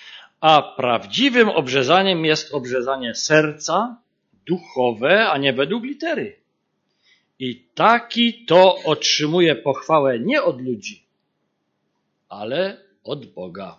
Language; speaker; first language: Polish; native; Polish